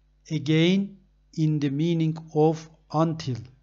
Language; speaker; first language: English; non-native, fluent; Turkish